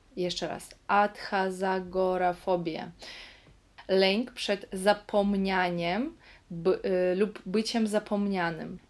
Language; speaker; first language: Polish; non-native, fluent; Russian